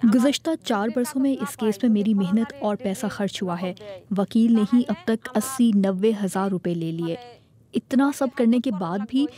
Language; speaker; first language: Urdu; native; Urdu